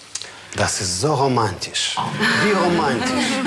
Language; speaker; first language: German; non-native, fluent; Russian